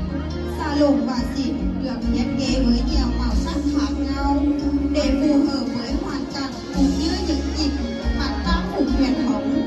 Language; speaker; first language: Vietnamese; native; Vietnamese